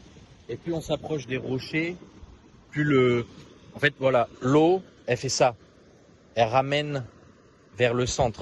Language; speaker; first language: French; native; French